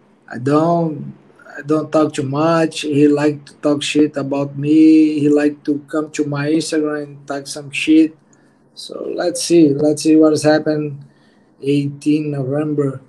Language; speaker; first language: English; non-native, learner; Portuguese